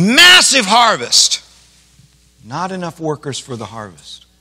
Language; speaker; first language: English; native; English